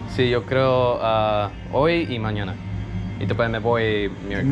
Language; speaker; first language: Spanish; non-native, learner; English